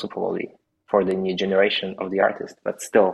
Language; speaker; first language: English; non-native, fluent; Polish